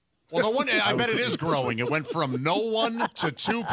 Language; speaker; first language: English; native; English